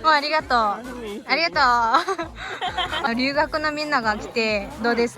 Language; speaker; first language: Japanese; non-native, fluent; Mongolian